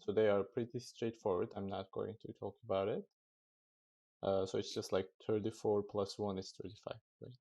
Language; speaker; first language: English; non-native, fluent; Turkish